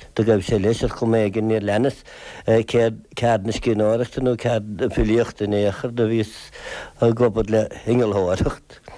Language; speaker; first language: Irish; native; Irish